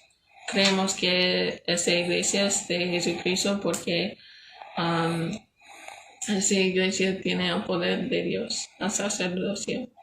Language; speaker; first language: Spanish; non-native, learner; English